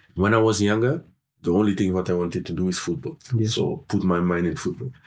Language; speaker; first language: English; non-native, fluent; French